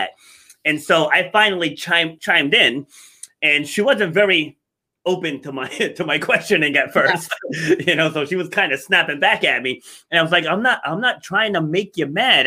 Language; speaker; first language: English; native; English